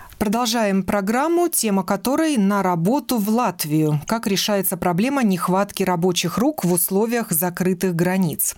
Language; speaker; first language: Russian; native; Russian